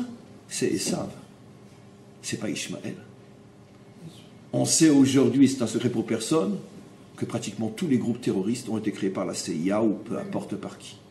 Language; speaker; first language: French; native; French